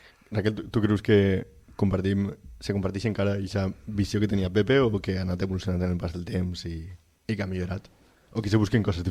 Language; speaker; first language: Catalan; native; Catalan